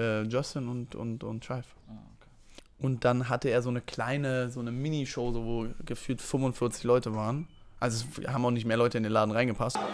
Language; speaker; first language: German; native; German